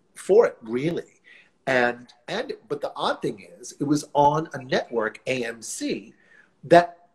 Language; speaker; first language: English; native; English